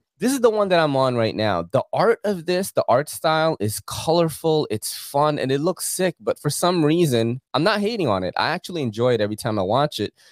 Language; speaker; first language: English; early bilingual, other home language; Filipino